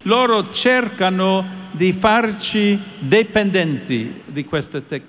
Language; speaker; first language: Italian; non-native, fluent; English